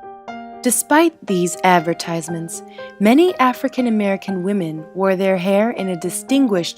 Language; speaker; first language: English; native; English